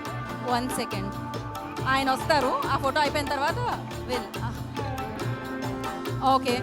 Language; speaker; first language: Telugu; native; Telugu